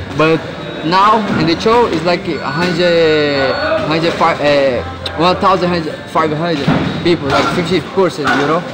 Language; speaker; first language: English; non-native, learner; Portuguese